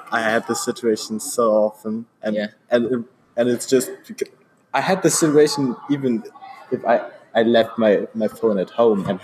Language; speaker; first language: English; non-native, fluent; German